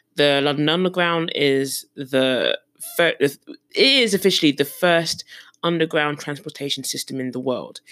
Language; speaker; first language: English; native; English